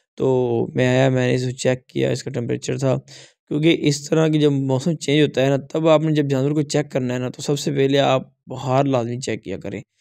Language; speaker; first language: Urdu; non-native, local second language; Punjabi